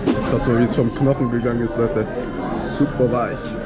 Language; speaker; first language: German; native; German